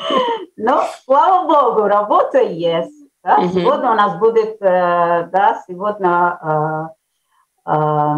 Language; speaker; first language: Russian; early bilingual, heritage; Russian